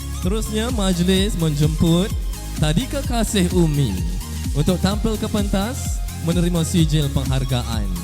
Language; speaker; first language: Malay; native; Malay